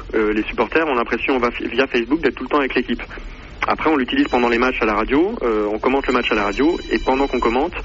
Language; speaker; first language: French; native; French